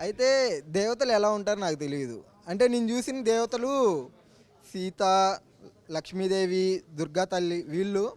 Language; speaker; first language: Telugu; native; Telugu